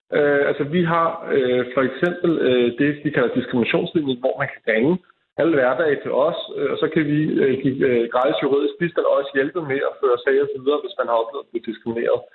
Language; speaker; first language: Danish; native; Danish